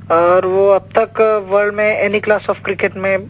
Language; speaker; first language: Hindi; non-native, local second language; Marathi